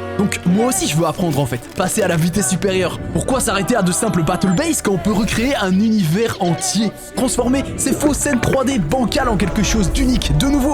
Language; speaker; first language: French; native; French